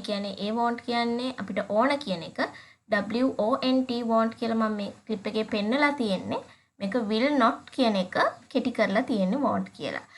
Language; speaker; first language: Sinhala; native; Sinhala